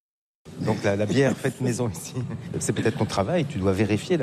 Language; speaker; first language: French; native; French